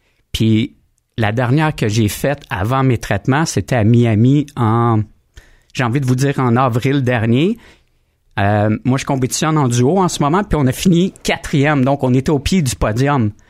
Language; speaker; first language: French; native; French